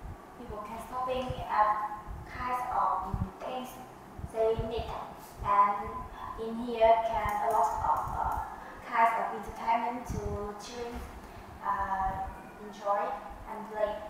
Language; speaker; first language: English; non-native, learner; Vietnamese